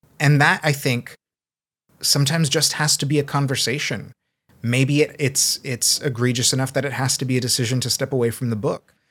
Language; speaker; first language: English; early bilingual, other home language; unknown